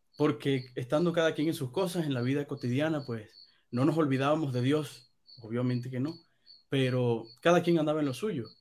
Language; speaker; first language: Spanish; native; Spanish